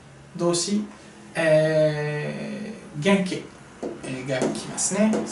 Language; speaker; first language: Japanese; non-native, fluent; French